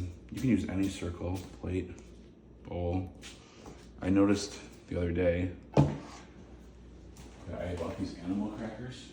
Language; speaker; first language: English; native; English